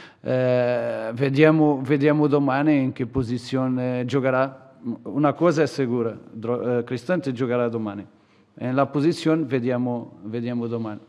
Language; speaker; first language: Italian; non-native, fluent; Portuguese